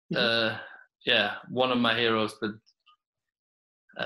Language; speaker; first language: English; non-native, fluent; Icelandic